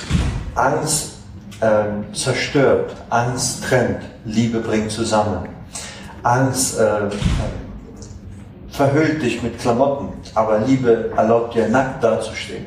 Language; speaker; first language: German; non-native, fluent; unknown